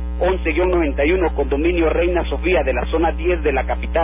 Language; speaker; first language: Spanish; native; Spanish